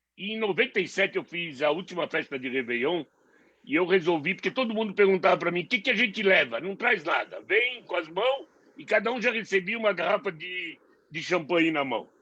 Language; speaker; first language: Portuguese; non-native, fluent; Hebrew